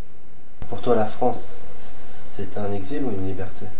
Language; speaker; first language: French; early bilingual, other home language; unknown